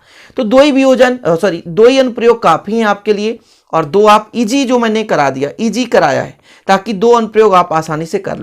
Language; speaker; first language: Hindi; native; Hindi